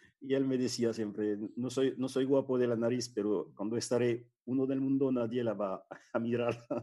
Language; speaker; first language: Spanish; non-native, fluent; French